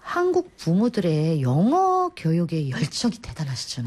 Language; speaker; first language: Korean; native; Korean